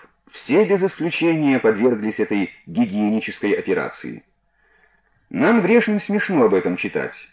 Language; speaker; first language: Russian; native; Russian